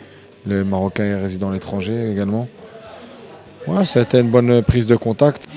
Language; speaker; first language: French; early bilingual, other home language; Arabic